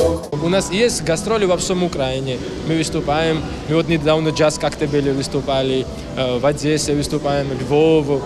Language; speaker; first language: Ukrainian; non-native, learner; Georgian